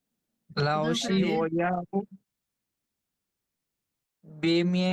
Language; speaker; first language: Chinese; non-native, learner; Sinhala